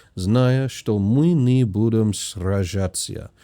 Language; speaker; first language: Russian; non-native, learner; English